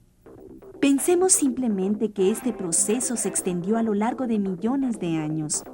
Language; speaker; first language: Spanish; native; Spanish